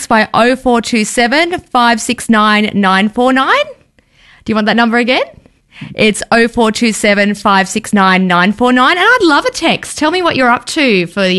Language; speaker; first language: English; native; English